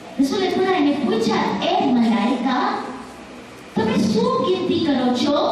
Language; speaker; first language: Gujarati; early bilingual, heritage; Gujarati